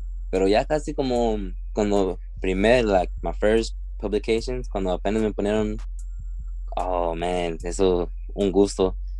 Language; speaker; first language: Spanish; early bilingual, heritage; Spanish